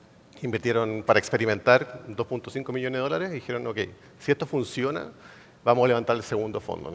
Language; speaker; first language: Spanish; native; Spanish